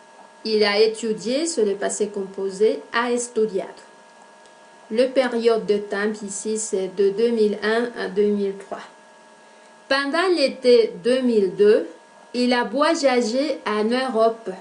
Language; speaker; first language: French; non-native, fluent; Spanish